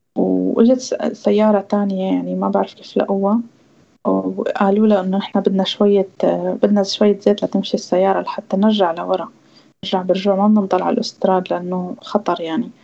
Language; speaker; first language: Arabic; native; Arabic